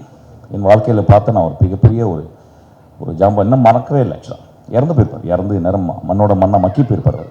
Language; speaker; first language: Tamil; native; Tamil